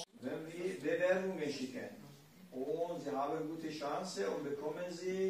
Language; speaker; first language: German; non-native, learner; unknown